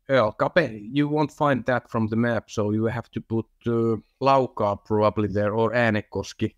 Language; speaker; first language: English; non-native, fluent; Finnish